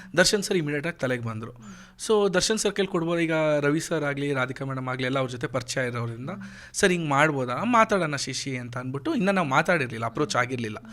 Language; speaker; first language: Kannada; native; Kannada